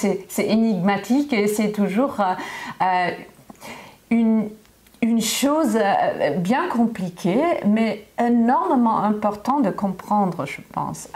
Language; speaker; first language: French; non-native, fluent; German